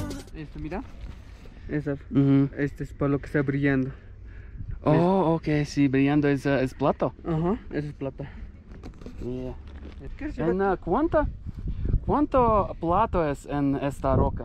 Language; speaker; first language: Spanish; non-native, learner; English